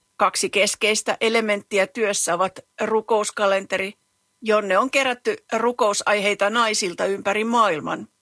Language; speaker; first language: Finnish; native; Finnish